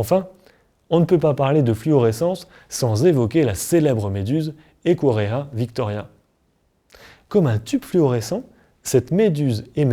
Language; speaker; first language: French; native; French